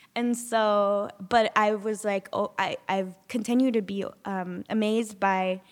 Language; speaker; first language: English; native; English